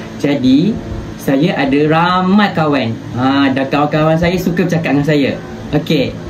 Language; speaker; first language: Malay; native; Malay